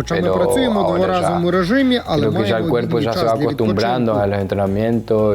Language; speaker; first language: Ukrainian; non-native, learner; Spanish